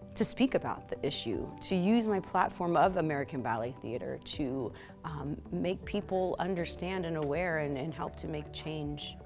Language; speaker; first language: English; native; English